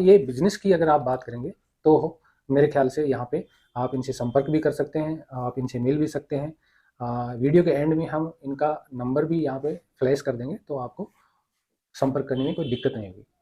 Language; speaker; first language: Hindi; native; Hindi